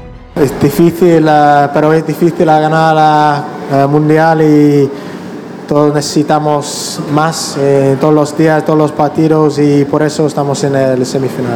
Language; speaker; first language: Spanish; non-native, learner; English